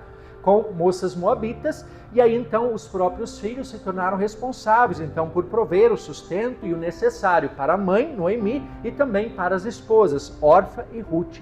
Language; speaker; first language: Portuguese; native; Portuguese